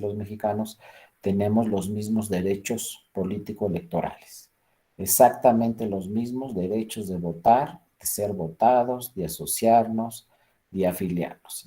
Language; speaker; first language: Spanish; native; Spanish